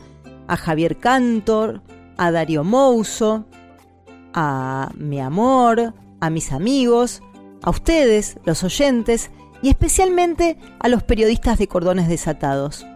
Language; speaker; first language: Spanish; native; Spanish